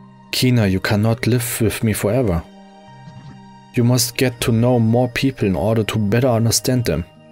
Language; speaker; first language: English; non-native, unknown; German